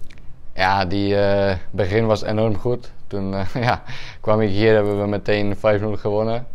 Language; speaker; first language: Dutch; non-native, fluent; Czech